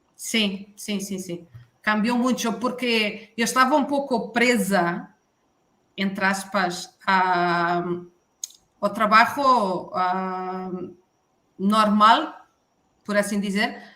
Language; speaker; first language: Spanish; non-native, learner; Portuguese